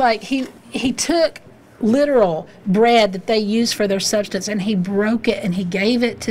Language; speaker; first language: English; native; English